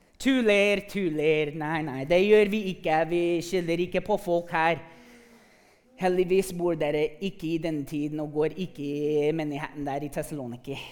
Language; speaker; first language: Norwegian; non-native, fluent; English